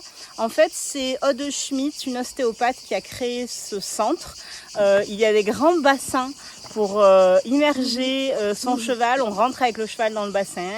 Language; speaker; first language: French; native; French